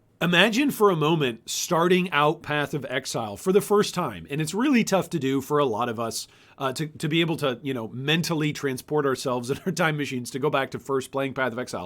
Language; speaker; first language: English; native; English